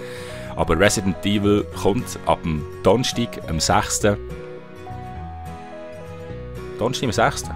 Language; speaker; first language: German; native; German